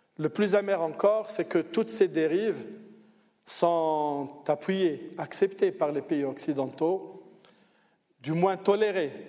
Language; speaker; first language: French; non-native, local second language; Arabic